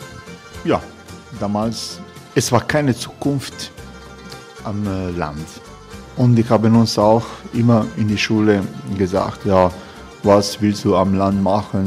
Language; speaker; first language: German; non-native, learner; Croatian